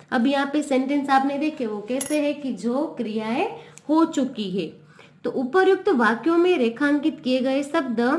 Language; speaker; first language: Hindi; non-native, local second language; Gujarati